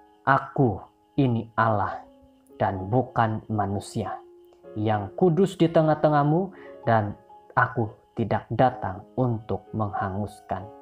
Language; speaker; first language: Indonesian; native; Indonesian